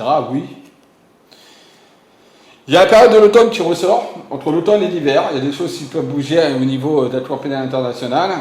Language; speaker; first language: French; native; French